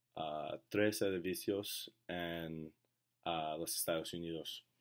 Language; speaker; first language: Spanish; non-native, learner; English